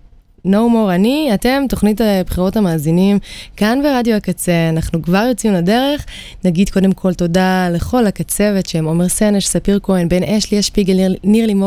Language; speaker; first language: Hebrew; native; Hebrew